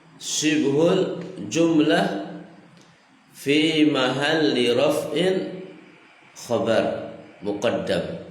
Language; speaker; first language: Arabic; non-native, fluent; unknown